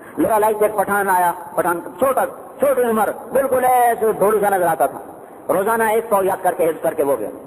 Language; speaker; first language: Urdu; non-native, local second language; Punjabi